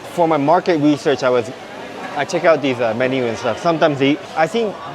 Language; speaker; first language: English; non-native, fluent; Japanese